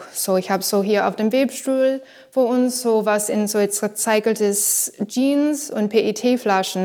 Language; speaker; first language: German; non-native, learner; English